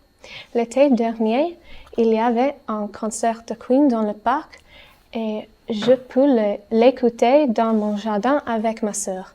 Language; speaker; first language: French; non-native, learner; English